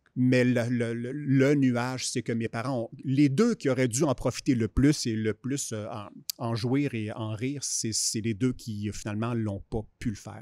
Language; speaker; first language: French; native; French